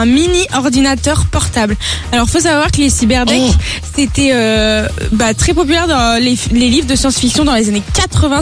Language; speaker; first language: French; native; French